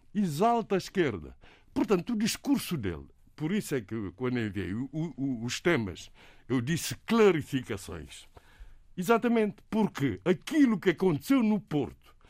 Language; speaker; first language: Portuguese; non-native, local second language; Kabuverdianu